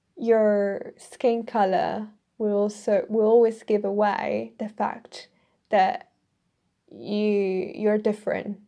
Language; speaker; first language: English; non-native, fluent; Italian